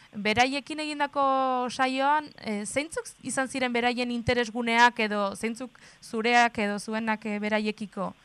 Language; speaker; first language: Basque; native; Basque